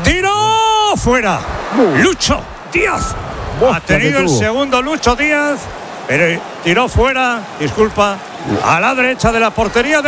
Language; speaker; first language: Spanish; native; Spanish